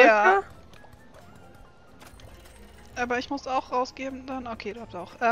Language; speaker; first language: German; native; German